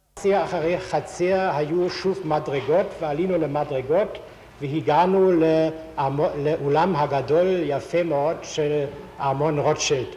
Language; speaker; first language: Hebrew; non-native, fluent; German